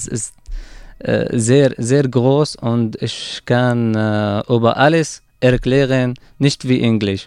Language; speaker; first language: German; non-native, learner; Arabic